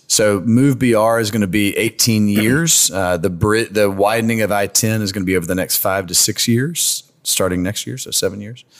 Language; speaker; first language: English; native; English